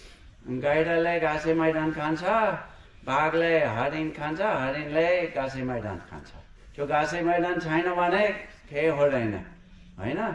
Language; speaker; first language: Nepali; non-native, fluent; English